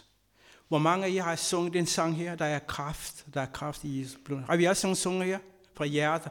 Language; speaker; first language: Danish; non-native, fluent; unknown